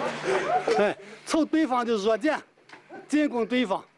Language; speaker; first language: Chinese; native; Chinese